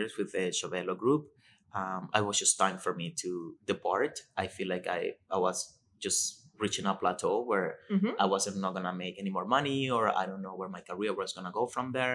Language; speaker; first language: English; non-native, fluent; Spanish